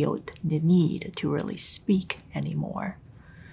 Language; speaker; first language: English; non-native, fluent; Chinese